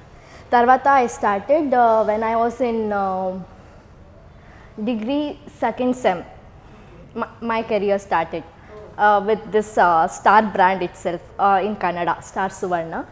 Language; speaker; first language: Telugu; non-native, learner; Kannada